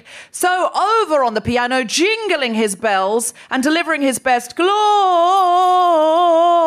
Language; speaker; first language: English; native; English